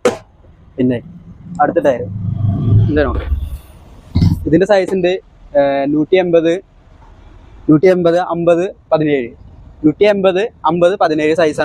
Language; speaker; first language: Malayalam; non-native, local second language; Hindi